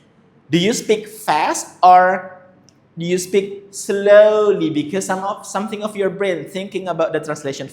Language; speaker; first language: English; non-native, fluent; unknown